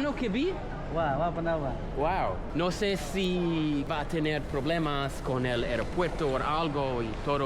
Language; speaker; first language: Spanish; non-native, learner; English